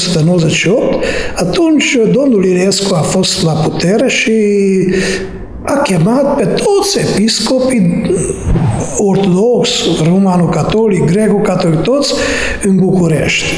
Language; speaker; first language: Romanian; non-native, fluent; Hungarian